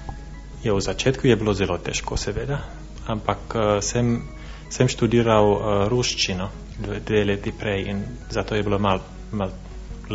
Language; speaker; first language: Slovenian; non-native, fluent; Finnish